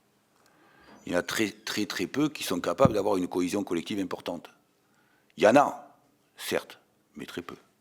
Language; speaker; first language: French; native; French